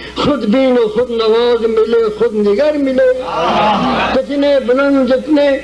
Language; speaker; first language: Urdu; native; Urdu